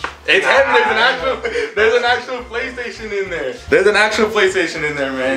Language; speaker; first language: English; early bilingual, other home language; Spanish